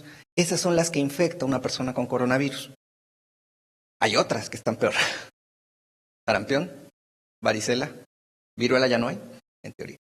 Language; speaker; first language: Spanish; native; Spanish